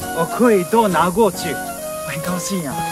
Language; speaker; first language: Chinese; non-native, fluent; Japanese